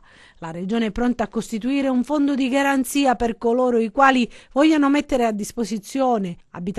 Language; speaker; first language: Italian; native; Italian